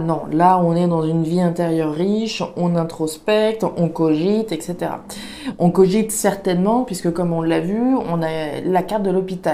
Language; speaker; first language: French; native; French